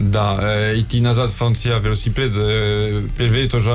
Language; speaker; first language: Russian; non-native, learner; French